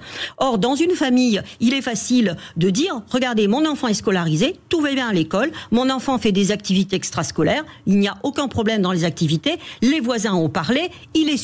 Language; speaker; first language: French; native; French